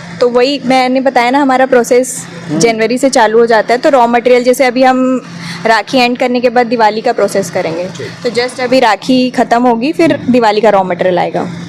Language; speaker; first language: Hindi; native; Hindi